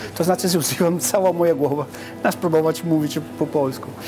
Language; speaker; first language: Polish; non-native, learner; Italian